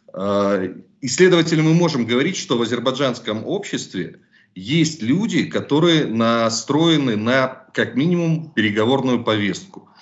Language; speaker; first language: Russian; native; Russian